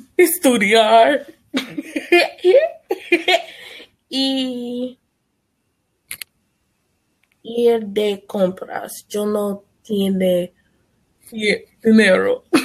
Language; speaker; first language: Spanish; non-native, learner; English